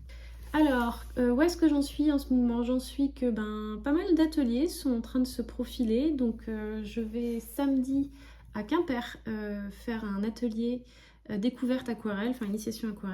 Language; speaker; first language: French; native; French